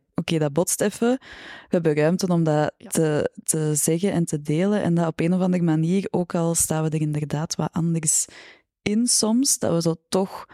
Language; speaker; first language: Dutch; native; Dutch